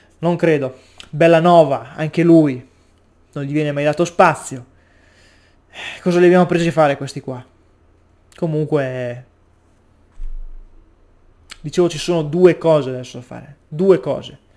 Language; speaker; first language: Italian; native; Italian